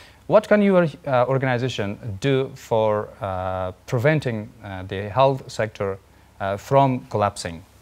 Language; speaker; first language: English; non-native, fluent; Persian